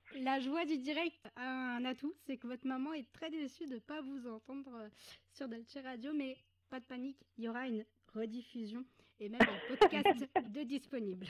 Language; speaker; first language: French; native; French